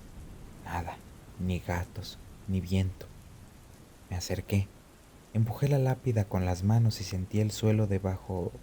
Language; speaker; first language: Spanish; native; Spanish